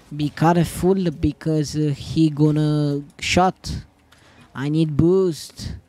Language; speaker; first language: English; non-native, learner; Romanian